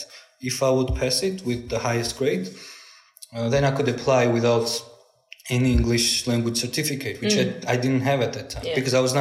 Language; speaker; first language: English; non-native, fluent; Georgian